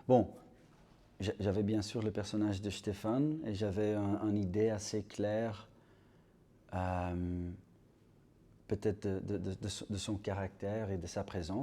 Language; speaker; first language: French; non-native, local second language; Dutch